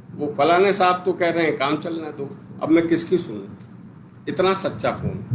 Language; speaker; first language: Hindi; native; Hindi